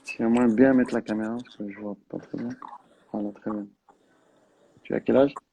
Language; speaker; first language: French; non-native, local second language; Arabic